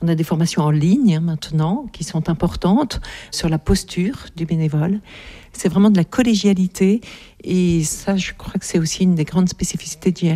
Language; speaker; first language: French; native; French